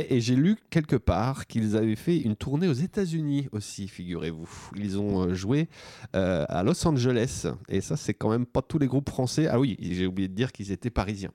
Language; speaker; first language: French; native; French